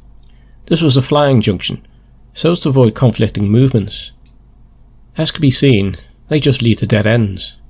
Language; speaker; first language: English; native; English